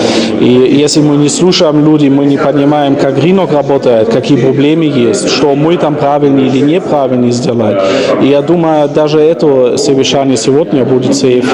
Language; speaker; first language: Russian; non-native, fluent; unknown